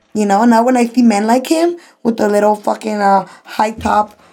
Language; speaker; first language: English; early bilingual, other home language; Spanish